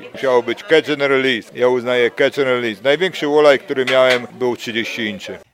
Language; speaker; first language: Polish; native; Polish